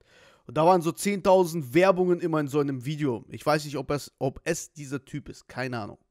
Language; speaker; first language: German; native; German